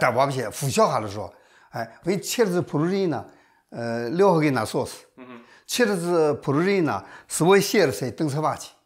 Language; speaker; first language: Russian; non-native, learner; Chinese